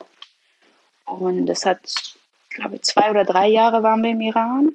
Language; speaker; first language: German; early bilingual, other home language; Persian